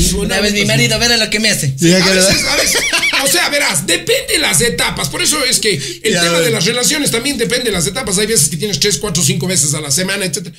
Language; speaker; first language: Spanish; native; Spanish